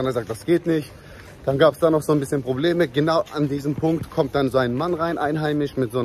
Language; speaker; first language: German; early bilingual, other home language; Turkish